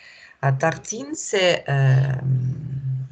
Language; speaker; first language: French; non-native, learner; Russian